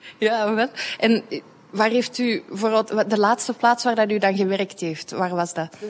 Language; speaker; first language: Dutch; native; Dutch